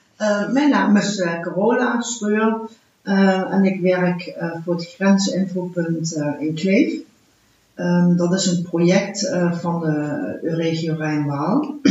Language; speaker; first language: Dutch; early bilingual, heritage; Dutch